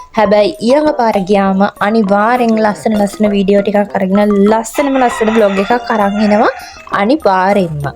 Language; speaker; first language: Sinhala; native; Sinhala